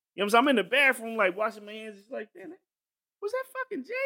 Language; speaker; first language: English; native; English